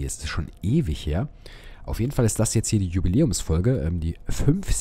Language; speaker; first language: German; native; German